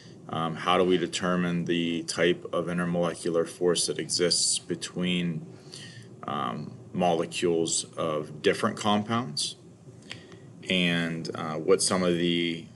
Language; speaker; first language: English; native; English